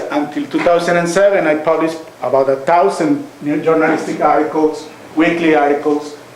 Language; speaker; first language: English; non-native, fluent; Spanish